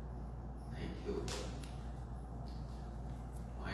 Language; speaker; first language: English; non-native, fluent; Indonesian